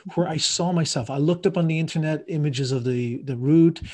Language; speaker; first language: English; native; English